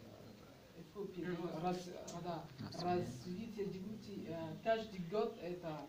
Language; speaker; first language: Russian; non-native, learner; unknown